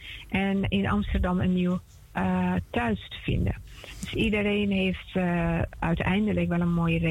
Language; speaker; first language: Dutch; non-native, fluent; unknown